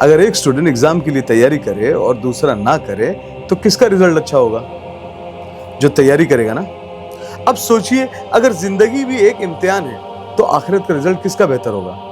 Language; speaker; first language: Hindi; native; Hindi